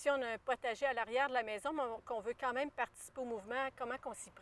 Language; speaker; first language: French; native; French